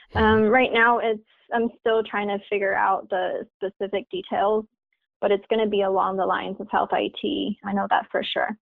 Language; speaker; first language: English; non-native, fluent; Chinese